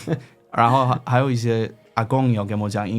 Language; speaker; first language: Chinese; non-native, fluent; English